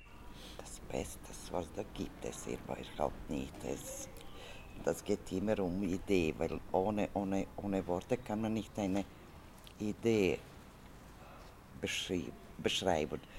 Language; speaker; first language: German; non-native, learner; Croatian